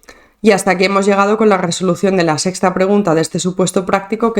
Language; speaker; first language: Spanish; native; Spanish